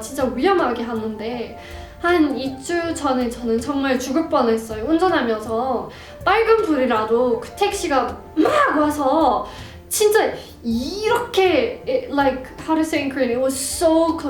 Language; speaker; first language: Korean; non-native, fluent; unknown